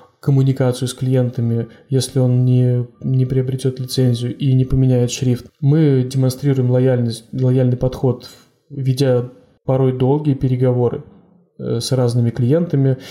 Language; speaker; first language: Russian; native; Russian